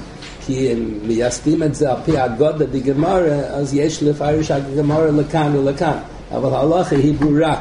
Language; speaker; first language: Hebrew; non-native, fluent; English